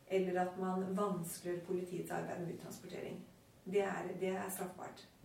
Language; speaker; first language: Norwegian; native; Norwegian